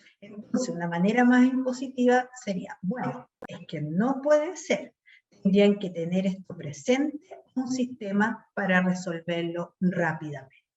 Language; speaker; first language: Spanish; native; Spanish